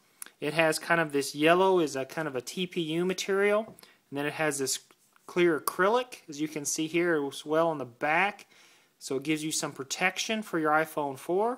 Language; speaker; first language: English; native; English